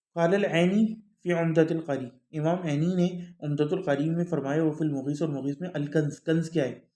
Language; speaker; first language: Urdu; early bilingual, heritage; Urdu